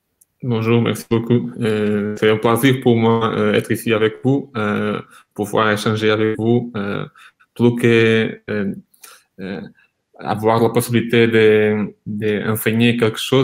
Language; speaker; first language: French; non-native, fluent; Portuguese